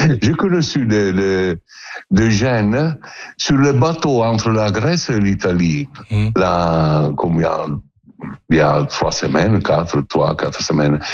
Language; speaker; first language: French; non-native, learner; Italian